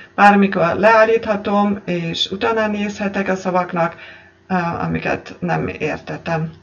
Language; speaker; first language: Hungarian; non-native, fluent; German